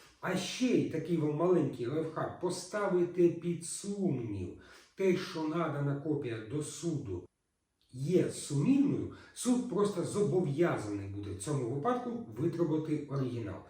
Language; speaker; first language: Ukrainian; native; Ukrainian